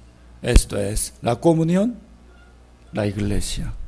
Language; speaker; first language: Spanish; non-native, fluent; Korean